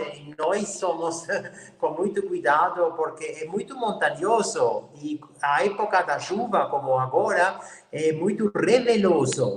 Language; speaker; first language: Portuguese; non-native, learner; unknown